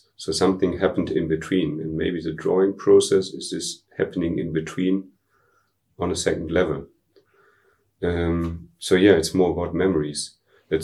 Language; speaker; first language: English; non-native, fluent; German